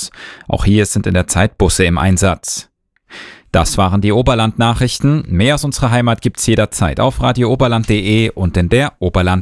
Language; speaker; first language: German; native; German